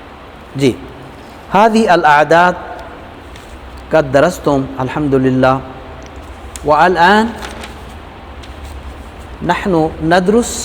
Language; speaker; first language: Arabic; non-native, learner; Urdu